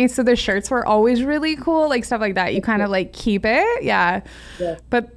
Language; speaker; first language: English; native; English